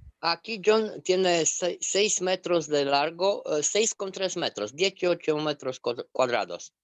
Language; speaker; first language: Spanish; non-native, fluent; Romanian